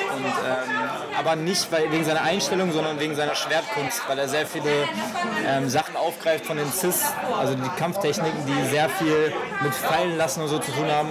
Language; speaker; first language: German; native; German